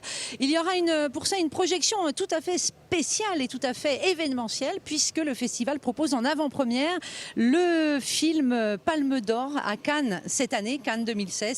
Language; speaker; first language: French; native; French